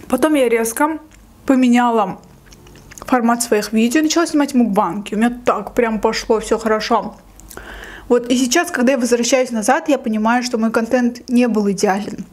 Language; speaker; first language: Russian; native; Russian